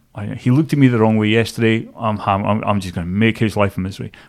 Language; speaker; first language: English; native; English